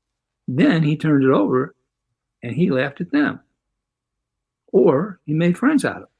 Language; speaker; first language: English; native; English